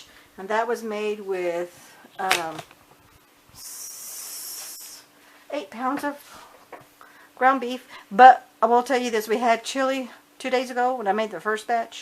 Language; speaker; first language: English; native; English